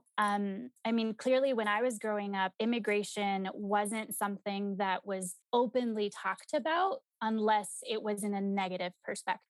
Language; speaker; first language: English; early bilingual, other home language; Spanish